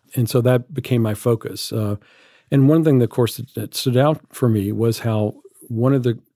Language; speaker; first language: English; native; English